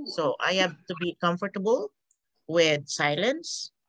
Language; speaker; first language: English; non-native, local second language; Hiligaynon